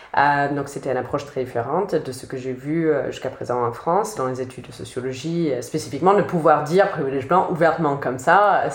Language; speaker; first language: French; non-native, fluent; English